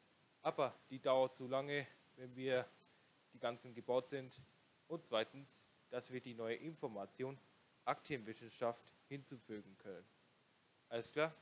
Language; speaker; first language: German; non-native, local second language; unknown